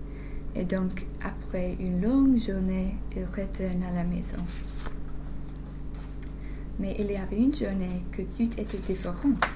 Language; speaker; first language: French; non-native, learner; English